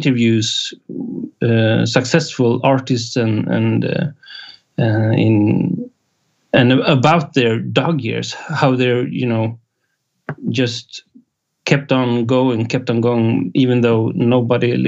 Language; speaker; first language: English; non-native, fluent; Swedish